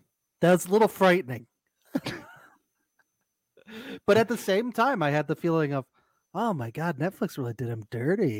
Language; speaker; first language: English; native; English